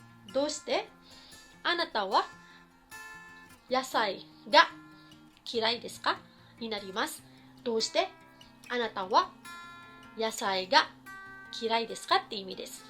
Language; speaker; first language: Japanese; non-native, fluent; Filipino